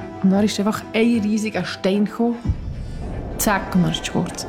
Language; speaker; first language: German; native; German